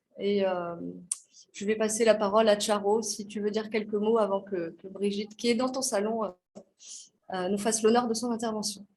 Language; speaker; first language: French; native; French